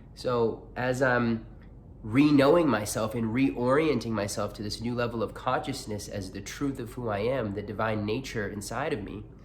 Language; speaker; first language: English; native; English